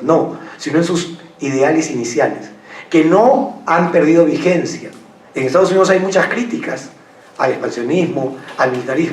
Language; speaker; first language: Spanish; native; Spanish